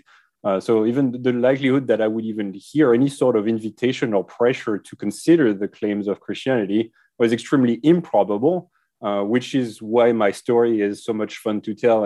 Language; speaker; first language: English; non-native, fluent; French